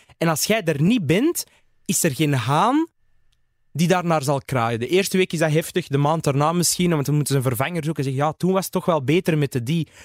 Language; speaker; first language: Dutch; early bilingual, other home language; Arabic